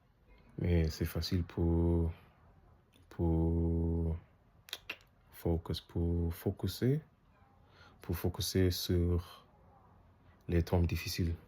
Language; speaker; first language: French; non-native, learner; English